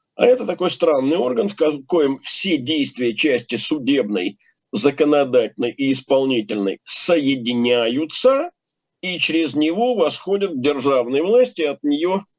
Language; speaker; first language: Russian; native; Russian